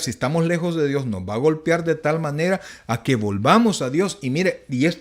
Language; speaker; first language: Spanish; native; Spanish